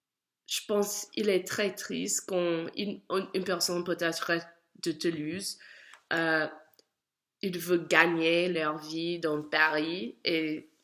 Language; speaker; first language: French; non-native, learner; English